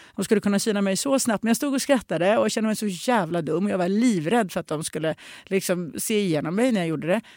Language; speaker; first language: Swedish; early bilingual, other home language; Russian